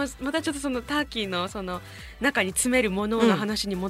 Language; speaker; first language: Japanese; native; Japanese